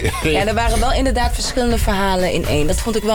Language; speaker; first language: Dutch; native; Dutch